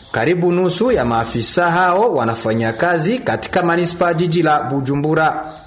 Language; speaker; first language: Swahili; non-native, local second language; Rundi